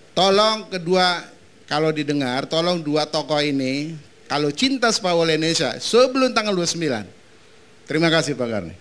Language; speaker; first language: Indonesian; native; Indonesian